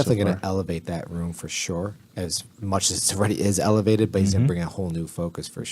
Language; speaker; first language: English; native; English